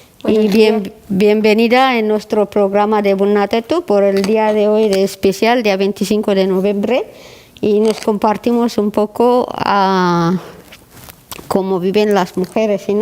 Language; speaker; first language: Spanish; non-native, learner; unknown